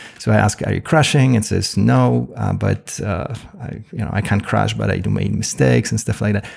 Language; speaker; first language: English; non-native, fluent; Polish